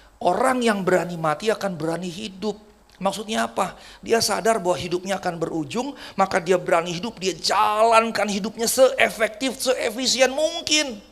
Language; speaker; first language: Indonesian; native; Indonesian